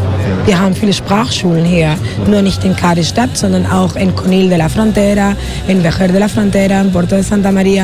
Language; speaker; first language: German; non-native, fluent; Spanish